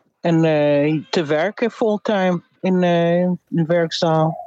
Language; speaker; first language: Dutch; non-native, fluent; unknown